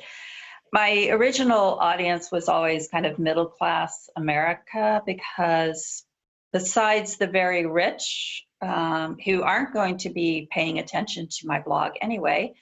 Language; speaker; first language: English; native; English